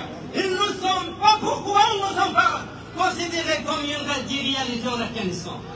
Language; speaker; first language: French; non-native, fluent; Persian